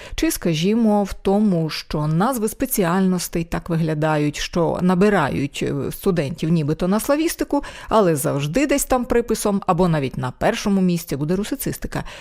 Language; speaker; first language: Ukrainian; native; Ukrainian